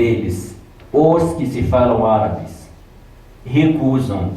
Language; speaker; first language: Portuguese; non-native, fluent; Tamasheq